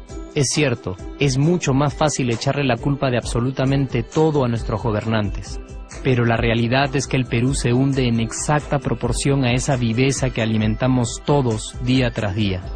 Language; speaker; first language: Spanish; native; Spanish